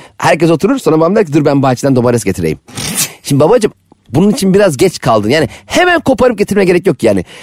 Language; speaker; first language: Turkish; native; Turkish